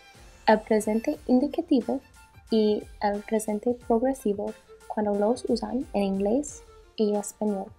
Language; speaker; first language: Spanish; non-native, learner; English